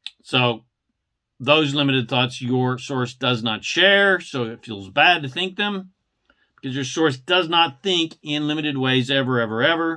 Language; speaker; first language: English; native; English